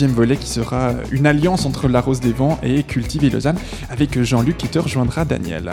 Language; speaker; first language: French; native; French